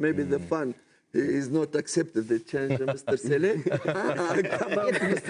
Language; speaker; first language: English; non-native, learner; French